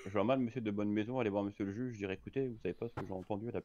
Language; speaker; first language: French; native; French